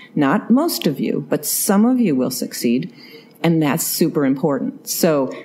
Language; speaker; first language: English; native; English